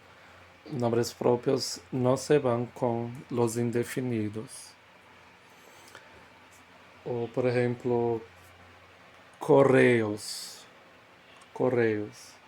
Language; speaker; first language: Spanish; non-native, fluent; Portuguese